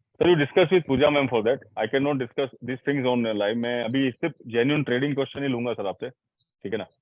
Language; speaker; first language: Hindi; native; Hindi